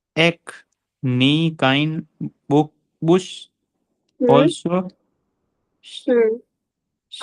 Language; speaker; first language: German; non-native, learner; Hindi